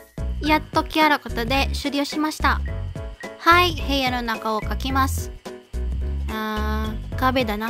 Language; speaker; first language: Japanese; non-native, learner; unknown